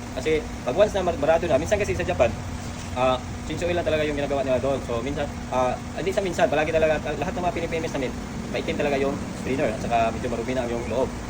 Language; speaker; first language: Filipino; non-native, local second language; Cebuano